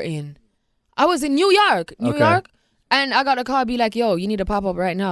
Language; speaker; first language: English; non-native, local second language; Jamaican Creole English